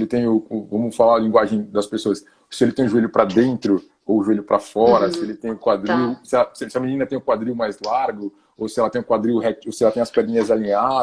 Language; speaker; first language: Portuguese; native; Portuguese